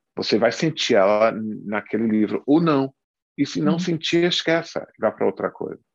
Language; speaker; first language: Portuguese; non-native, fluent; English